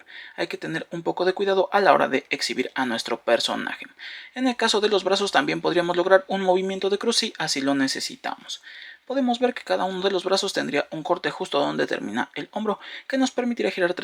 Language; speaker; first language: Spanish; native; Spanish